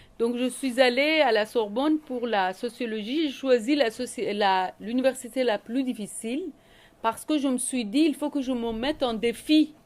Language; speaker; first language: French; non-native, fluent; Persian